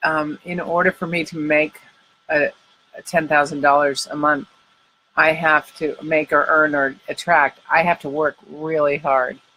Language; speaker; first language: English; native; English